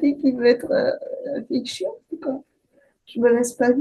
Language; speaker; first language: French; native; French